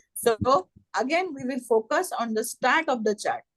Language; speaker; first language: Hindi; non-native, local second language; Marathi